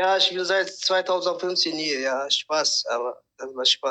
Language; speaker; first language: German; non-native, fluent; Tigrinya